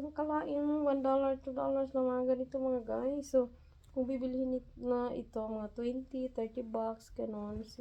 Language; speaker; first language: Filipino; non-native, local second language; Cebuano